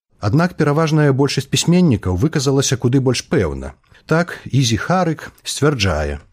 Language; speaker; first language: Belarusian; native; Belarusian